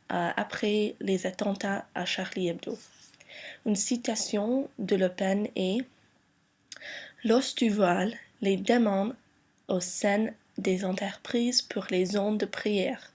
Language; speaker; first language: French; non-native, learner; English